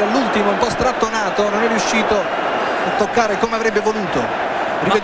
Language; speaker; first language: Italian; native; Italian